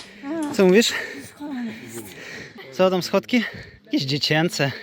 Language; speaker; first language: Polish; non-native, fluent; Ukrainian